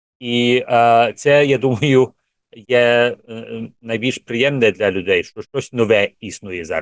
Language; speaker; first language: Ukrainian; early bilingual, heritage; English